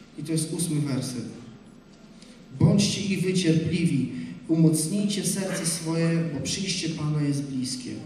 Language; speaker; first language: Polish; non-native, learner; Russian